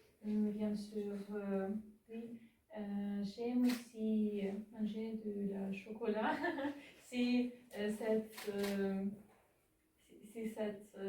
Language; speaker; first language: French; non-native, learner; Ukrainian